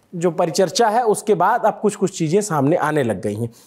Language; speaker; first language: Hindi; native; Hindi